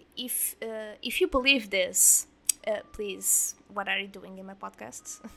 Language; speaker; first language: English; non-native, fluent; Portuguese